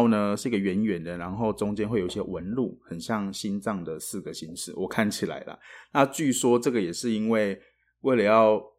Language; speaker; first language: Chinese; native; Chinese